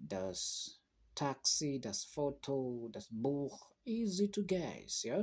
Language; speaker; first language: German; non-native, learner; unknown